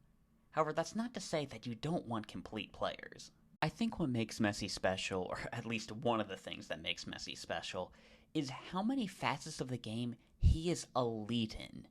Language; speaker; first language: English; native; English